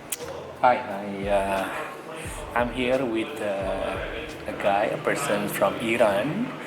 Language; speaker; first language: English; non-native, learner; Indonesian